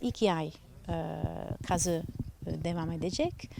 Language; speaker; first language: Turkish; non-native, learner; Italian